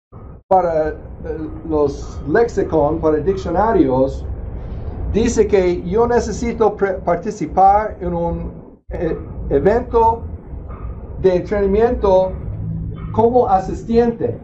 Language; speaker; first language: Spanish; non-native, fluent; English